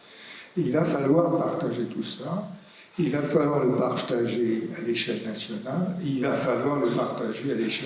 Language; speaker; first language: French; native; French